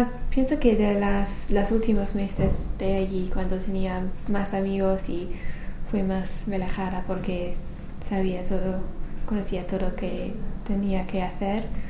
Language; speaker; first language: Spanish; non-native, learner; English